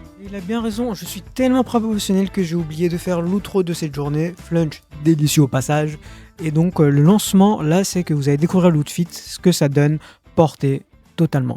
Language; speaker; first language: French; native; French